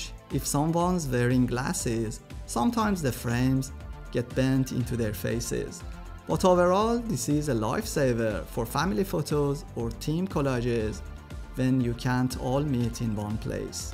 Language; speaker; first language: English; non-native, fluent; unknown